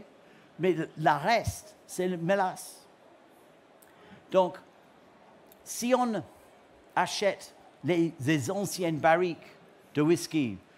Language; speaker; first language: French; non-native, learner; English